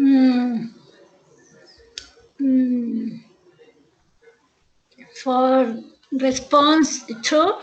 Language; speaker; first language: English; non-native, learner; Spanish